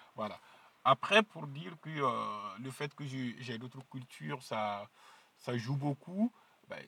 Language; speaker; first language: French; non-native, local second language; Mossi